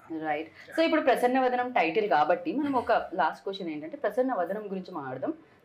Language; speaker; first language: Telugu; native; Telugu